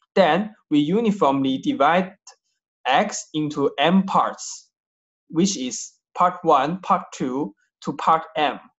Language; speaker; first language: English; non-native, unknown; Chinese